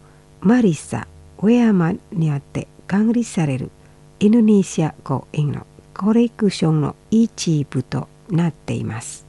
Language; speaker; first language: Japanese; non-native, fluent; Indonesian